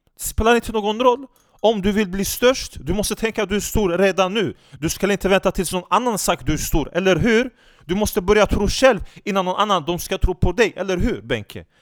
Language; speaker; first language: Swedish; non-native, fluent; Turkish